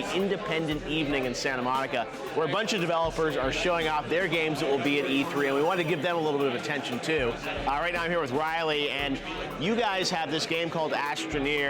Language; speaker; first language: English; native; English